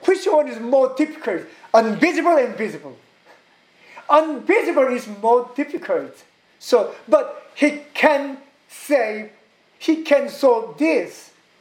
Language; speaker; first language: English; non-native, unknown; Korean